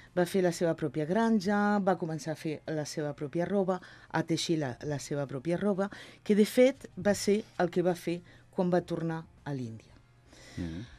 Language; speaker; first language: Catalan; non-native, local second language; Spanish